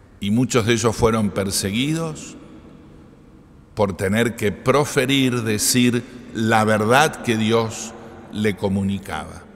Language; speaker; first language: Spanish; native; Spanish